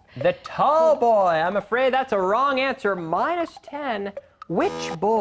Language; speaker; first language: English; native; English